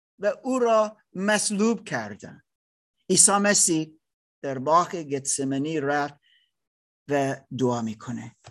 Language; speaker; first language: Persian; non-native, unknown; German